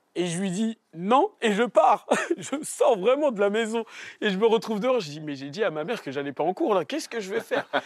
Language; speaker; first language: French; native; French